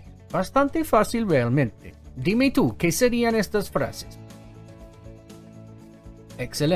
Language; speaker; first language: Spanish; non-native, fluent; English